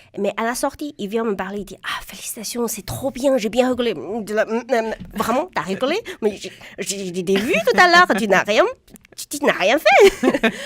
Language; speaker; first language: French; non-native, fluent; Chinese